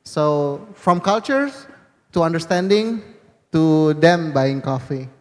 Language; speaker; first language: English; non-native, fluent; Indonesian